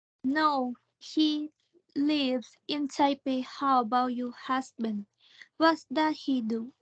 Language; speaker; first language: English; non-native, learner; Thai